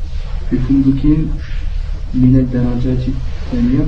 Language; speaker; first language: Arabic; non-native, learner; French